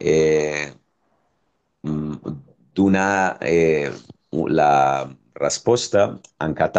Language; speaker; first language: Catalan; non-native, fluent; Spanish